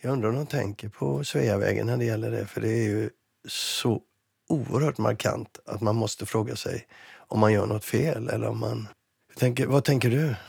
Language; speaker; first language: Swedish; native; Swedish